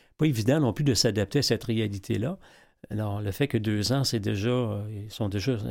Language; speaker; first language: French; native; French